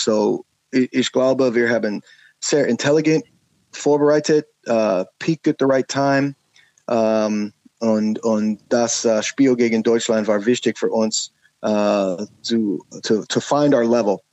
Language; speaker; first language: German; non-native, learner; English